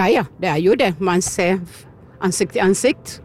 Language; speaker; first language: Norwegian; early bilingual, other home language; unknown